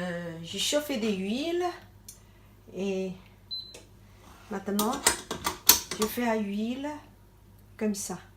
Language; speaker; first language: French; non-native, learner; Thai